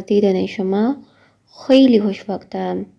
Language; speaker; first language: Persian; non-native, fluent; Urdu